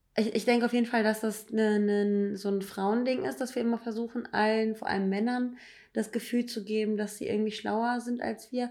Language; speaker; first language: German; native; German